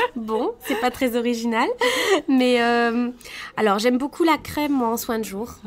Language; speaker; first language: French; native; French